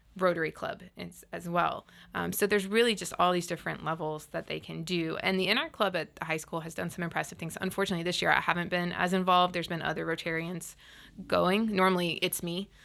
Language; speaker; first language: English; native; English